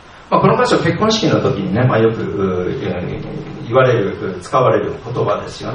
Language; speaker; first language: Japanese; native; Japanese